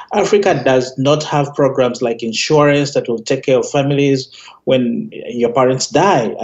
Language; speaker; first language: English; non-native, local second language; Ganda